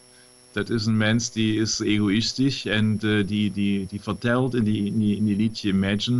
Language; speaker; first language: Dutch; non-native, fluent; German